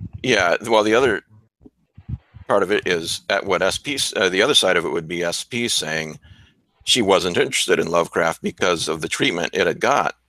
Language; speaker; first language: English; native; English